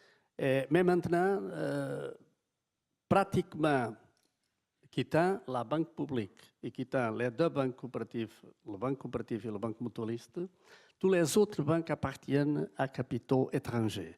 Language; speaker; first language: French; non-native, fluent; Portuguese